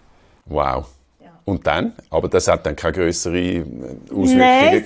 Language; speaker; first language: German; native; German